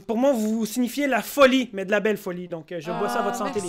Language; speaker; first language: French; native; French